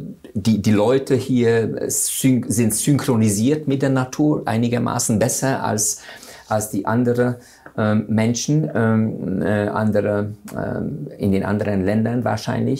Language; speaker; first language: German; non-native, fluent; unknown